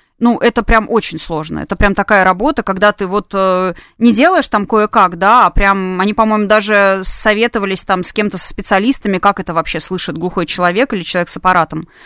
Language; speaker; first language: Russian; native; Russian